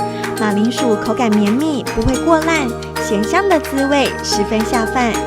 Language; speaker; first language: Chinese; native; Chinese